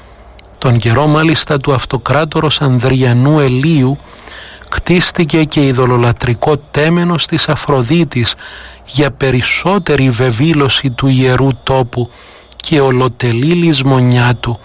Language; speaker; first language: Greek; native; Greek